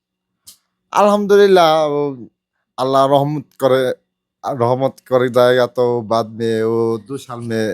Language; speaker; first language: Hindi; non-native, learner; Bangla